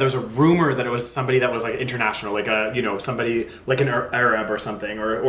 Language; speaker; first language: English; native; English